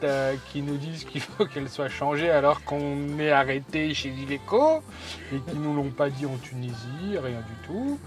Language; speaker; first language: French; native; French